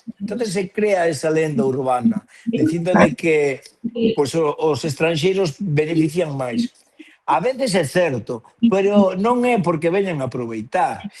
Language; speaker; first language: Galician; native; Galician